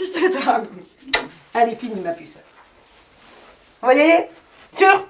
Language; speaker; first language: French; native; French